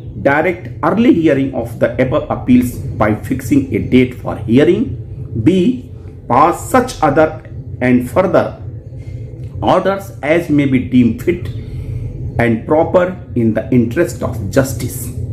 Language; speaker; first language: English; non-native, local second language; Hindi